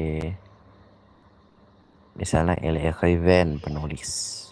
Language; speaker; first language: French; non-native, fluent; Indonesian